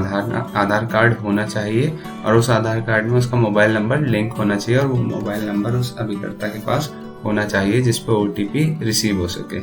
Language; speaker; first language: Hindi; native; Hindi